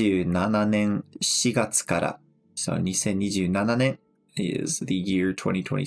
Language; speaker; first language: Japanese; non-native, fluent; English